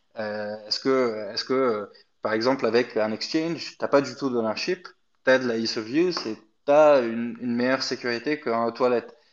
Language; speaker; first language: French; non-native, fluent; Arabic